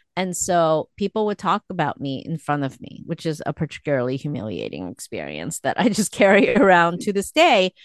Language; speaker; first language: English; early bilingual, other home language; Korean